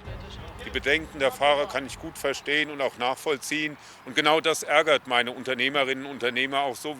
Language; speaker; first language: German; native; German